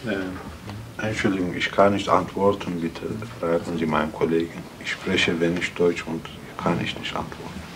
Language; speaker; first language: German; non-native, learner; Adyghe